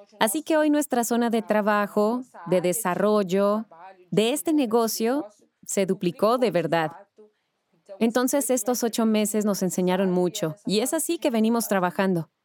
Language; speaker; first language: Spanish; non-native, fluent; Portuguese